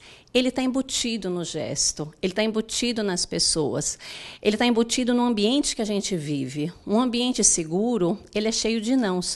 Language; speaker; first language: Portuguese; native; Portuguese